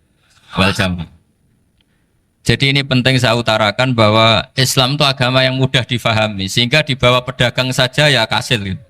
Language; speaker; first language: Indonesian; non-native, local second language; Javanese